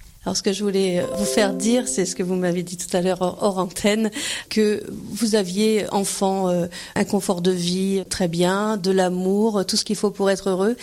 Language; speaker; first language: French; native; French